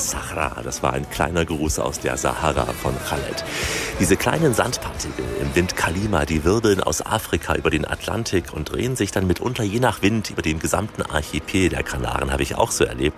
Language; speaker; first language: German; native; German